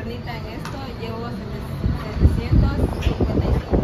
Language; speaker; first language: Spanish; native; Spanish